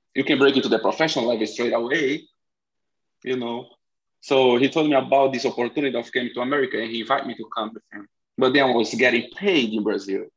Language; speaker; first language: English; non-native, fluent; Portuguese